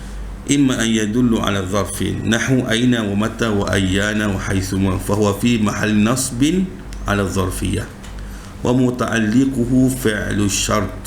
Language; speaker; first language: Arabic; non-native, fluent; Malay